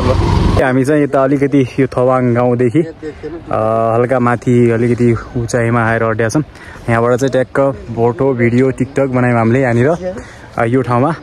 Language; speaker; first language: Nepali; native; Nepali